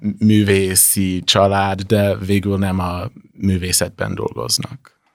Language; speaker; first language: Hungarian; non-native, fluent; English